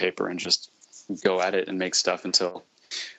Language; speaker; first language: English; native; English